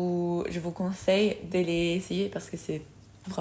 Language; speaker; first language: French; non-native, fluent; Spanish